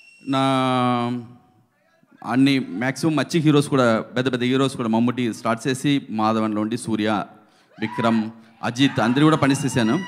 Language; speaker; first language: Telugu; non-native, learner; Tamil